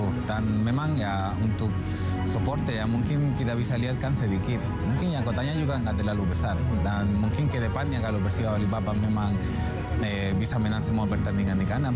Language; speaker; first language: Indonesian; non-native, fluent; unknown